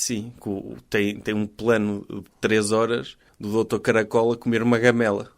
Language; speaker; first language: Portuguese; native; Portuguese